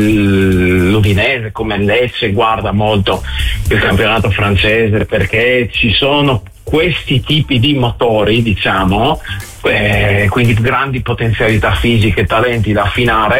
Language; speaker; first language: Italian; native; Italian